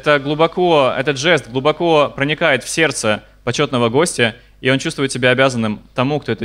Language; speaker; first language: Russian; native; Russian